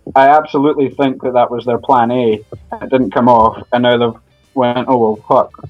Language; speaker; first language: English; native; English